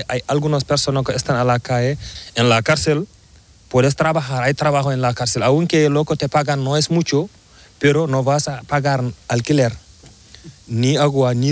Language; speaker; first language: Spanish; non-native, learner; Fula